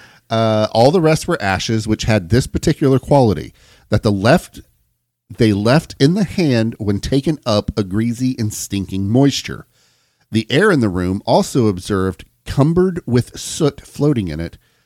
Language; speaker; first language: English; native; English